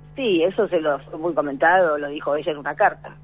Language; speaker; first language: Spanish; native; Spanish